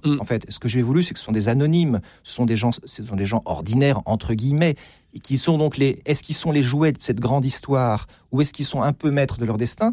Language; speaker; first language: French; native; French